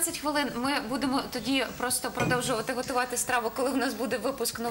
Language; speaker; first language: Ukrainian; native; Ukrainian